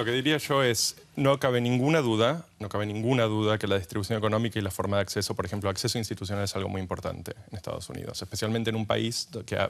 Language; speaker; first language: Spanish; native; Spanish